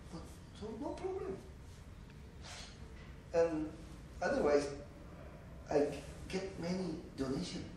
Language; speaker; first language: English; non-native, learner; Indonesian